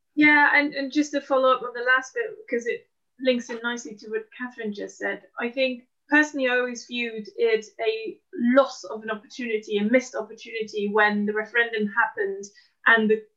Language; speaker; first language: English; non-native, fluent; Dutch